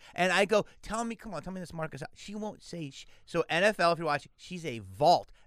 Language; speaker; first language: English; native; English